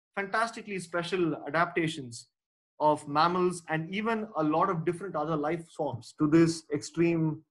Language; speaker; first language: English; non-native, local second language; Tamil